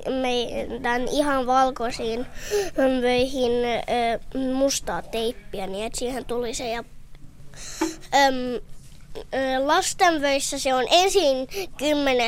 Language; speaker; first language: Finnish; early bilingual, heritage; Finnish